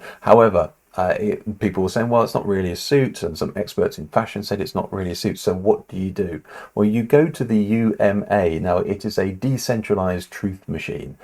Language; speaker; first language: English; native; English